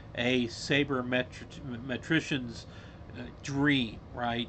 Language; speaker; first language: English; native; English